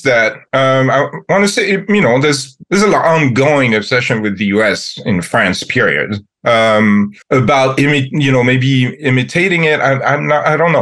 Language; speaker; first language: English; non-native, fluent; French